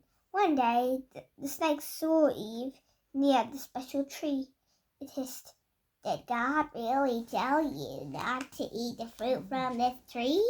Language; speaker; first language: English; native; English